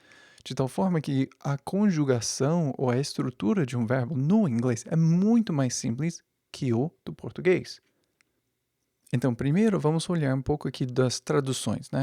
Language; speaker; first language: Portuguese; non-native, fluent; English